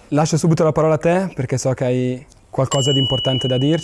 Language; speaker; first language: Italian; native; Italian